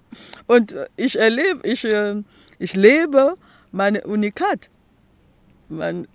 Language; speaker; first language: German; non-native, local second language; French